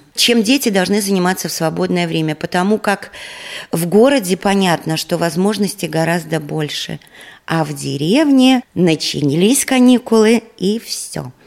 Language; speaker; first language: Russian; native; Russian